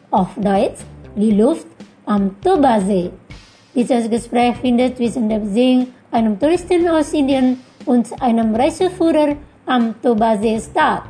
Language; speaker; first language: German; non-native, fluent; Indonesian